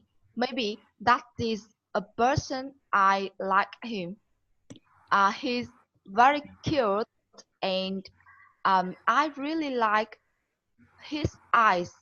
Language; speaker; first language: English; non-native, learner; Vietnamese